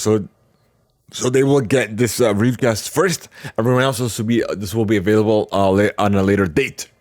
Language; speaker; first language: English; early bilingual, heritage; Arabic